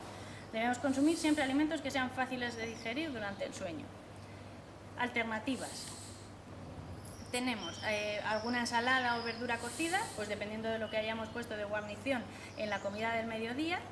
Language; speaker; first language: Spanish; native; Spanish